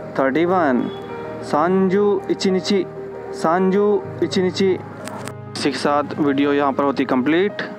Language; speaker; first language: Hindi; native; Hindi